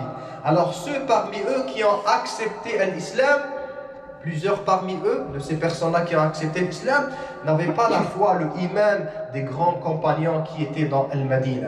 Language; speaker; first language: French; non-native, local second language; Arabic